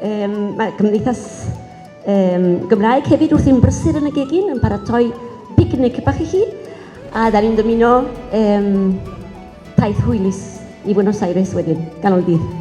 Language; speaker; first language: Welsh; non-native, local second language; Spanish